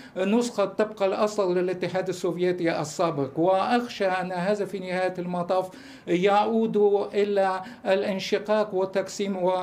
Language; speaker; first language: Arabic; non-native, fluent; Russian